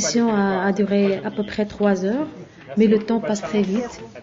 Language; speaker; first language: French; non-native, local second language; Arabic